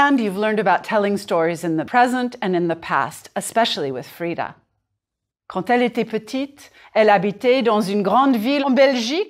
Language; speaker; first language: French; native; French